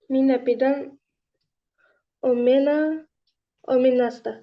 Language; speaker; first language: Finnish; non-native, learner; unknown